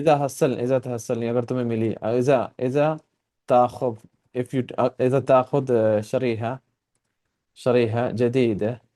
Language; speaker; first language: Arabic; non-native, fluent; Urdu